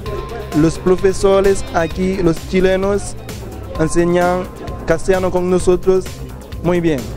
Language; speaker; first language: Spanish; non-native, learner; Haitian Creole